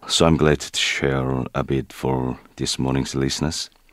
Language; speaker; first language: English; non-native, fluent; Korean